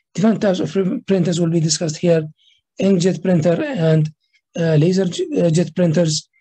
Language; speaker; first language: English; non-native, fluent; Arabic